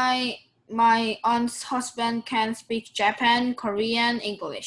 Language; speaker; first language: English; non-native, learner; Korean